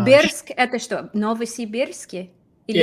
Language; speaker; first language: Russian; non-native, fluent; English